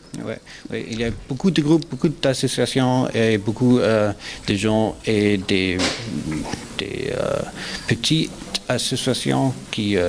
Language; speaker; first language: French; non-native, learner; German